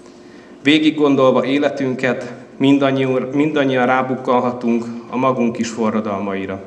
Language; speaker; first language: Hungarian; native; Hungarian